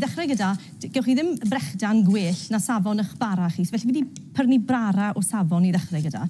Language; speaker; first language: Welsh; native; Welsh